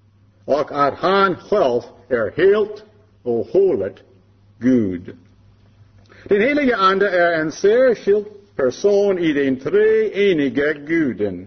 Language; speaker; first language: Swedish; non-native, learner; English